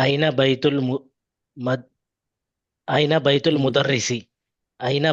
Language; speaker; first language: Arabic; non-native, learner; Urdu